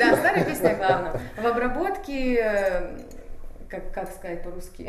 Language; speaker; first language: Russian; native; Russian